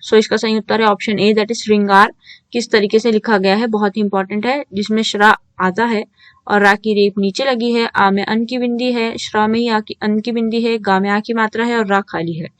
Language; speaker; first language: Hindi; native; Hindi